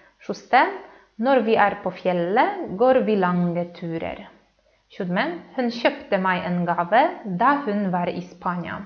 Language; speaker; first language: Norwegian; non-native, fluent; Polish